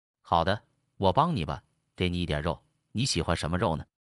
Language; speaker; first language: Chinese; non-native, learner; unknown